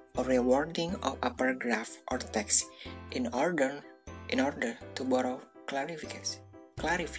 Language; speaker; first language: English; non-native, learner; Indonesian